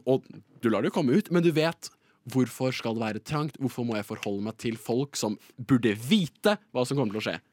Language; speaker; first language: Norwegian; early bilingual, other home language; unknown